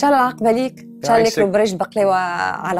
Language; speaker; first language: Arabic; native; Arabic